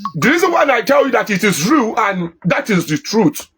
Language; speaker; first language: English; non-native, local second language; Yoruba